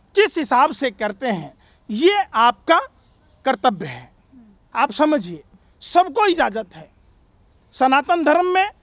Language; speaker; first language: Hindi; native; Hindi